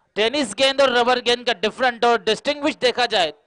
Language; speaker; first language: Hindi; non-native, local second language; Marathi